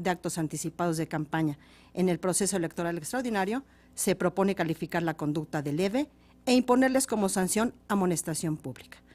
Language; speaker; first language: Spanish; native; Spanish